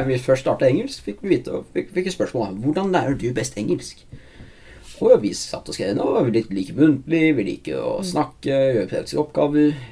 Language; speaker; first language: Norwegian; native; Norwegian